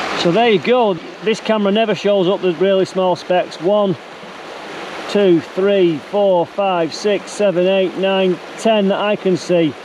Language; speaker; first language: English; native; English